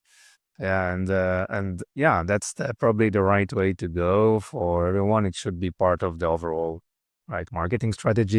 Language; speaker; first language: English; non-native, fluent; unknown